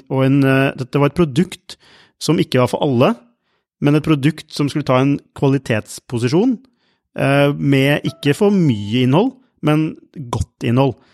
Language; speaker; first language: Norwegian; native; Norwegian